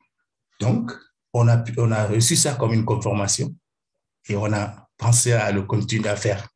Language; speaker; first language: French; non-native, fluent; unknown